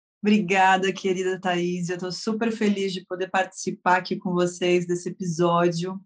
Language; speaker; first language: Portuguese; native; Portuguese